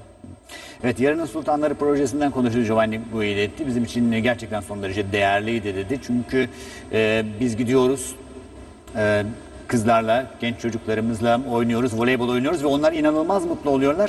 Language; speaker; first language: Turkish; native; Turkish